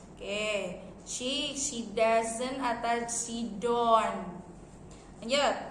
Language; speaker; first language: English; non-native, fluent; Indonesian